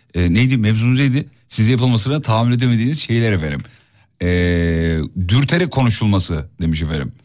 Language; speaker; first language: Turkish; native; Turkish